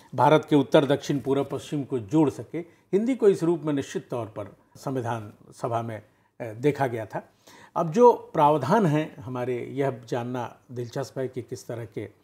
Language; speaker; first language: Hindi; native; Hindi